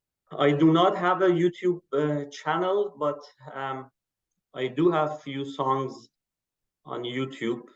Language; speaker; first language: English; non-native, fluent; Persian